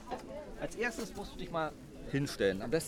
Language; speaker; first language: German; native; German